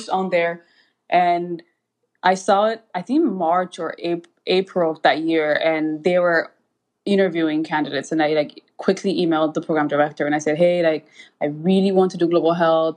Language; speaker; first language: English; non-native, fluent; Amharic